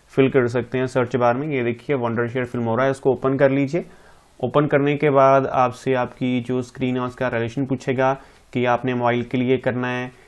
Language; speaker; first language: Hindi; non-native, local second language; Punjabi